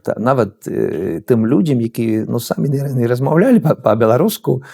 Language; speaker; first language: Belarusian; non-native, fluent; Swedish